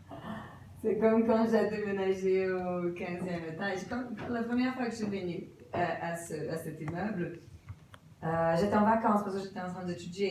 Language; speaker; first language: French; non-native, fluent; Portuguese